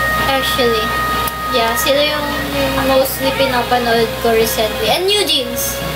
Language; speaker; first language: English; non-native, local second language; Filipino